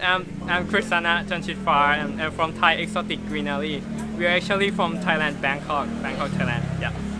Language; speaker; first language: English; non-native, fluent; Thai